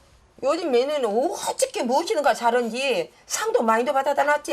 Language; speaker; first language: Korean; native; Korean